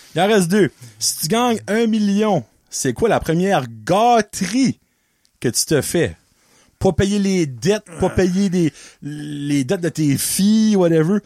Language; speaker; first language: French; native; French